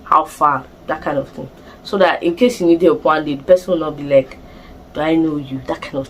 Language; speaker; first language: English; non-native, local second language; Igbo